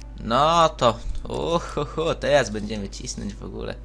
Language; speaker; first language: Polish; native; Polish